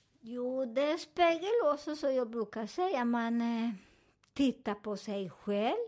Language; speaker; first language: Swedish; non-native, fluent; Spanish